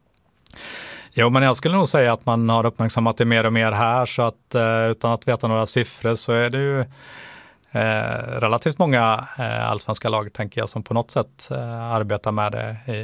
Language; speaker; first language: Swedish; native; Swedish